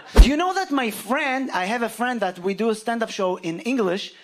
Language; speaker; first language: English; non-native, fluent; Hebrew